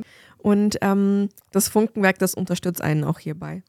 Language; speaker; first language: German; native; German